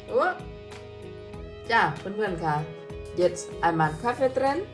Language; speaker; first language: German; non-native, learner; Thai